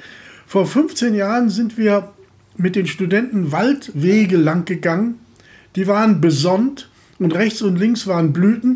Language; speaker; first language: German; native; German